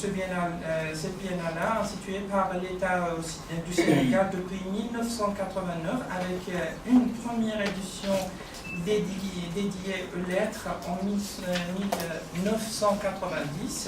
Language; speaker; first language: French; non-native, fluent; Persian